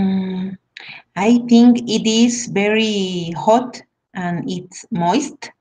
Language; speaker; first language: English; non-native, learner; Spanish